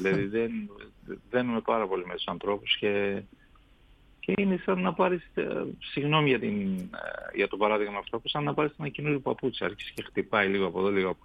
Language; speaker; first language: Greek; non-native, fluent; Armenian